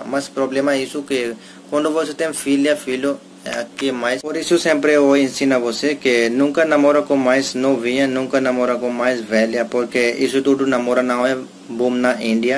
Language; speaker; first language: Portuguese; non-native, learner; Hindi